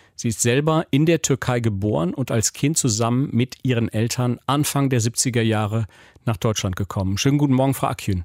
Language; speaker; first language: German; native; German